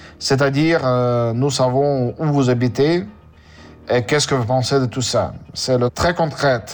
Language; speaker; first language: French; non-native, learner; Russian